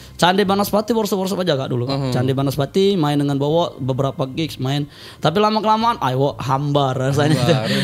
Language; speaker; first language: Indonesian; non-native, local second language; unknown